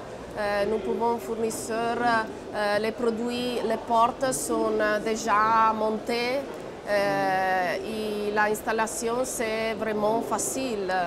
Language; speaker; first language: French; non-native, learner; Italian